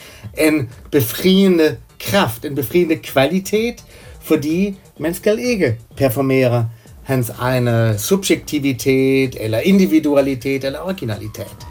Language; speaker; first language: Danish; non-native, fluent; German